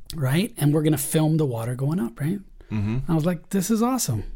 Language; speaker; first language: English; early bilingual, other home language; Spanish